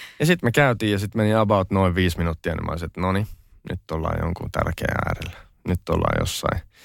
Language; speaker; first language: Finnish; non-native, local second language; Swedish